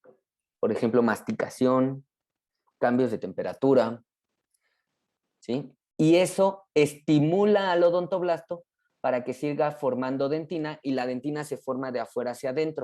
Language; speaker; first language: Spanish; native; Spanish